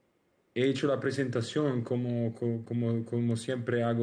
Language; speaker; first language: Spanish; non-native, learner; Italian